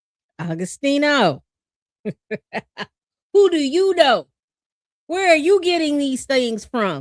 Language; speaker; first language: English; native; English